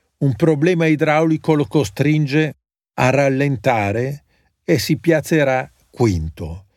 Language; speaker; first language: Italian; native; Italian